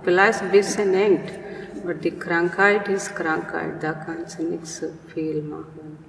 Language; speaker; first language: German; non-native, learner; Telugu